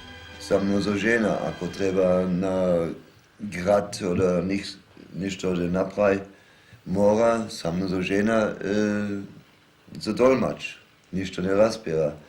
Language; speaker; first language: Macedonian; non-native, learner; German